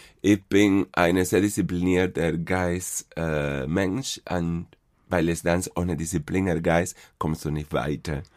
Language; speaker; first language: German; non-native, fluent; Spanish